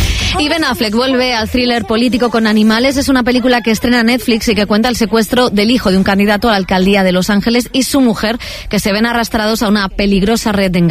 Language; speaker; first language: Spanish; native; Spanish